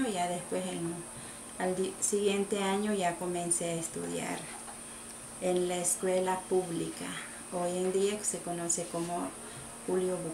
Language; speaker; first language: Spanish; non-native, local second language; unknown